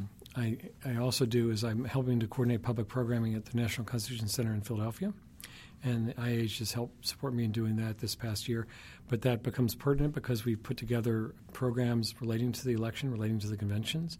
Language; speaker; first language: English; native; English